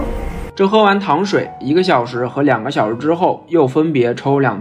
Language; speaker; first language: Chinese; native; Chinese